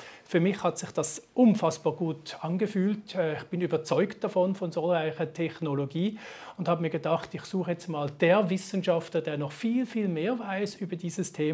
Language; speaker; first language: German; native; German